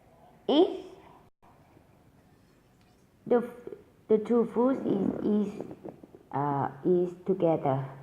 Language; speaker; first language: English; non-native, learner; Thai